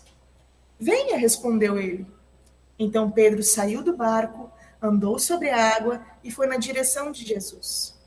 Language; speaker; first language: Portuguese; native; Portuguese